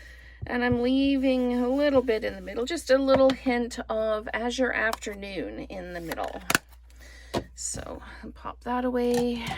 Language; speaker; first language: English; native; English